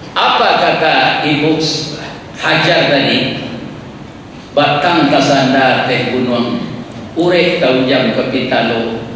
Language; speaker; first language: Malay; non-native, local second language; Minangkabau